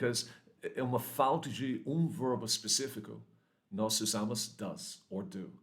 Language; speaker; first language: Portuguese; non-native, learner; English